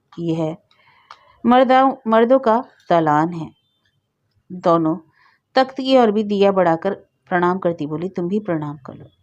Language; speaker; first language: Hindi; native; Hindi